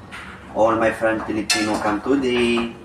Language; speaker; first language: English; non-native, learner; Arabic